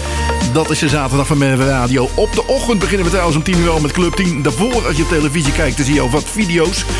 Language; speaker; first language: Dutch; native; Dutch